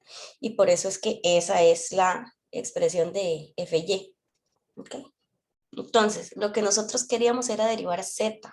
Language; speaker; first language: Spanish; native; Spanish